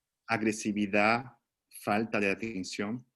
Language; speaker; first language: Spanish; non-native, fluent; Portuguese